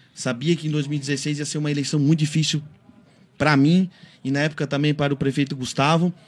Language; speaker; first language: Portuguese; native; Portuguese